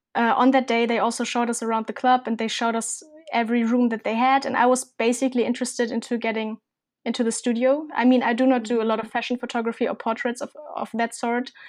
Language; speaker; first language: English; non-native, fluent; German